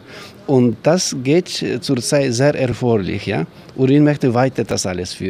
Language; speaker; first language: German; non-native, learner; Ukrainian